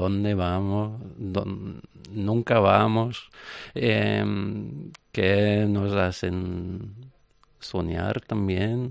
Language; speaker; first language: Spanish; non-native, fluent; French